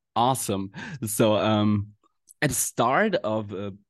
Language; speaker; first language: English; non-native, fluent; German